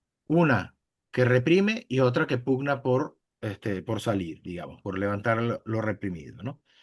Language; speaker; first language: Spanish; native; Spanish